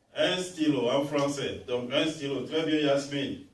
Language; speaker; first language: French; non-native, fluent; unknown